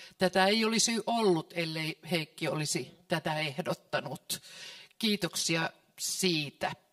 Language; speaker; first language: Finnish; native; Finnish